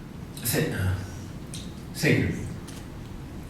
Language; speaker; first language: French; non-native, fluent; Japanese